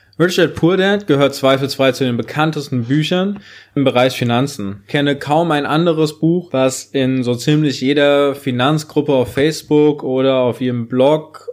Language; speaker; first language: German; native; German